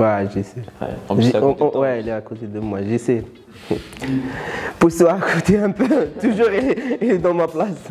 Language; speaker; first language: French; native; French